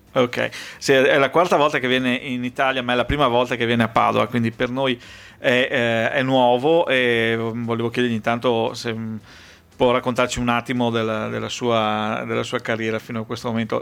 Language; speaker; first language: Italian; native; Italian